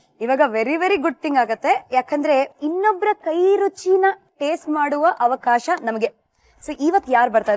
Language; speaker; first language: Kannada; native; Kannada